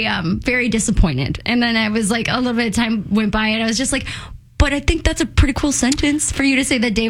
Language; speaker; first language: English; native; English